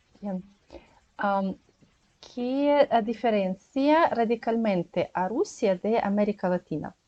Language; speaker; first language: Spanish; non-native, learner; Russian